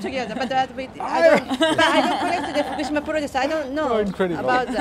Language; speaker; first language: English; non-native, learner; Japanese